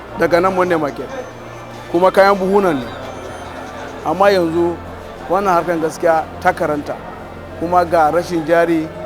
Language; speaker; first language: Hausa; native; Hausa